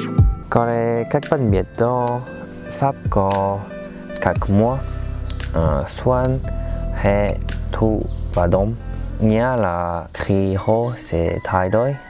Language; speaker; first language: Vietnamese; non-native, learner; French